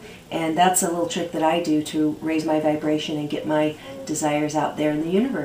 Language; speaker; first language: English; native; English